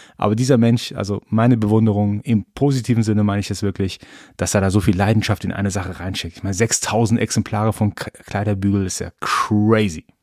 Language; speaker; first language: German; early bilingual, other home language; Persian